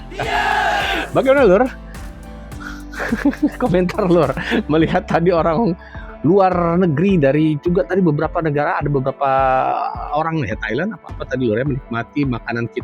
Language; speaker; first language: Indonesian; native; Indonesian